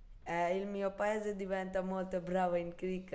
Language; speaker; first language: Italian; non-native, learner; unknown